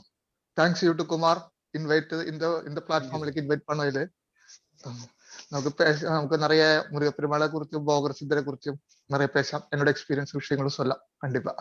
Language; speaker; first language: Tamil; non-native, learner; Malayalam